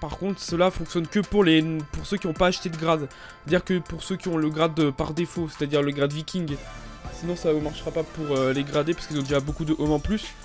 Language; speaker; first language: French; native; French